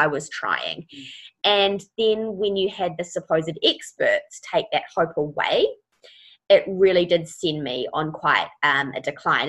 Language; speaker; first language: English; native; English